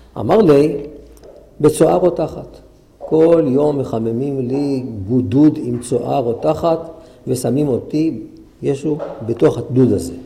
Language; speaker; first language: Hebrew; native; Hebrew